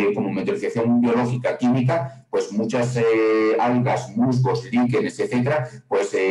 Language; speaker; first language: Spanish; native; Spanish